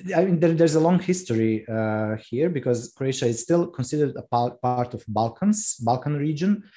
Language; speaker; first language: English; non-native, fluent; Croatian